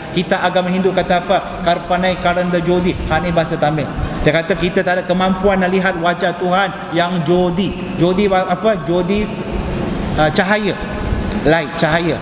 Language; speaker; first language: Malay; non-native, local second language; Tamil